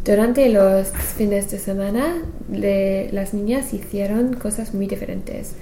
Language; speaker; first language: Spanish; non-native, learner; English